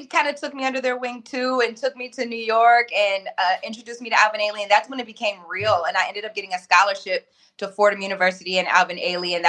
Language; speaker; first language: English; native; English